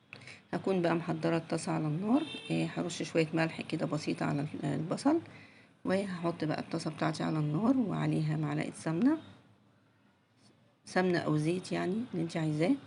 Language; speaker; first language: Arabic; native; Arabic